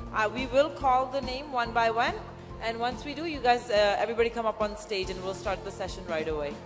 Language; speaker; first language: English; native; English